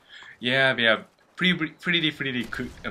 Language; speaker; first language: English; non-native, learner; Korean